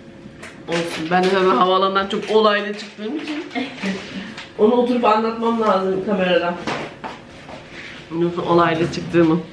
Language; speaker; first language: Turkish; native; Turkish